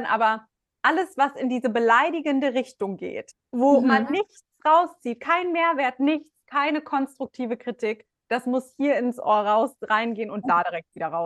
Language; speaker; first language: German; native; German